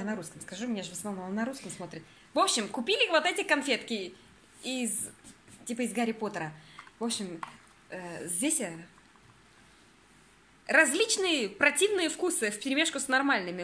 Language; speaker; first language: Russian; early bilingual, heritage; Russian